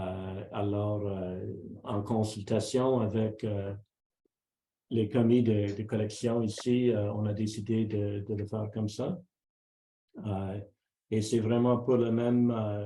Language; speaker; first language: French; non-native, local second language; English